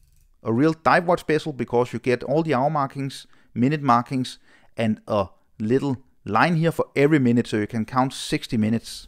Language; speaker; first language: English; non-native, fluent; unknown